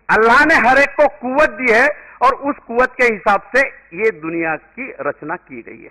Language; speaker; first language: Hindi; non-native, local second language; Marathi